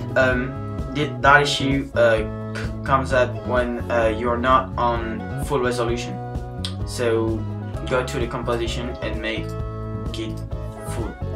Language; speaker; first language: English; non-native, fluent; French